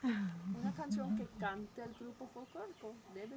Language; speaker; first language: Spanish; non-native, learner; English